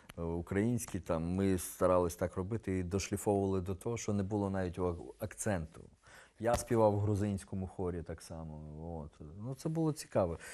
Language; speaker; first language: Ukrainian; native; Ukrainian